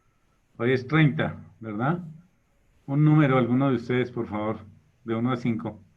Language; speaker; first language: Spanish; native; Spanish